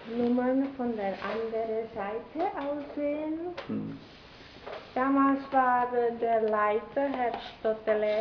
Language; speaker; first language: German; non-native, fluent; Czech